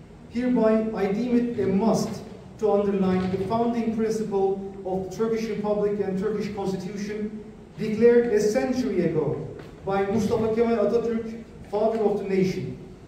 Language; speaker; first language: English; non-native, fluent; Turkish